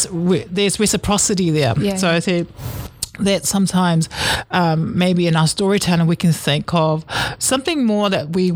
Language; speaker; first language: English; native; English